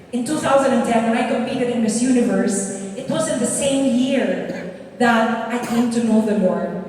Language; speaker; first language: English; non-native, local second language; Filipino